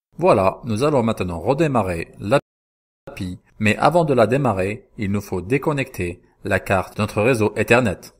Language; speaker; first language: French; non-native, local second language; Arabic